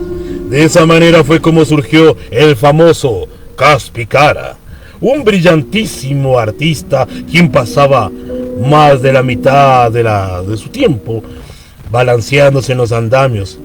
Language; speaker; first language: Spanish; native; Spanish